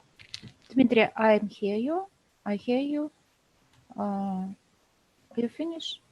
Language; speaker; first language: English; non-native, learner; Russian